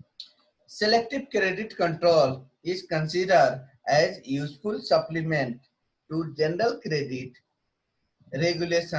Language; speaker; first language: English; non-native, local second language; Hindi